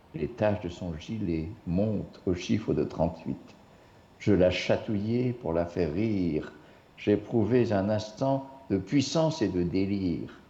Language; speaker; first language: French; non-native, fluent; English